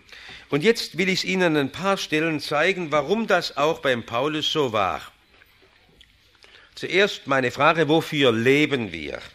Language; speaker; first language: German; native; German